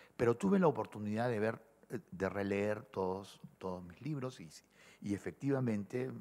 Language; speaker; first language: Spanish; native; Spanish